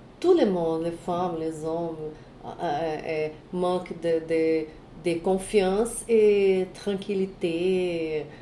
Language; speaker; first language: French; non-native, learner; Portuguese